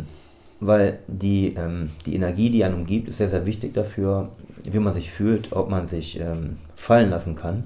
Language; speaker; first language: German; native; German